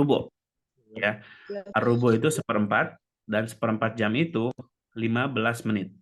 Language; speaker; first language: Indonesian; native; Indonesian